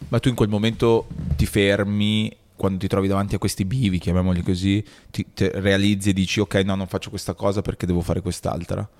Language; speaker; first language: Italian; native; Italian